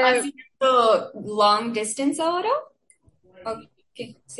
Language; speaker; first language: Spanish; non-native, learner; English